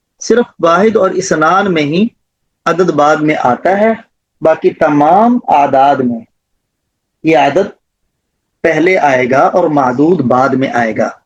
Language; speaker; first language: Urdu; non-native, local second language; Punjabi